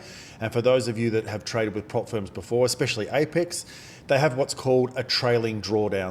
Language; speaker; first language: English; native; English